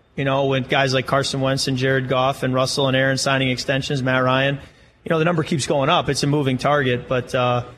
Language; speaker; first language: English; native; English